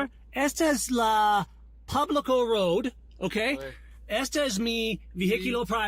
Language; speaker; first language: Spanish; non-native, learner; English